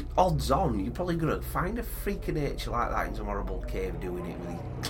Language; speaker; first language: English; native; English